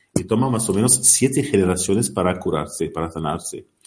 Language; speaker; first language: Spanish; non-native, learner; Arabic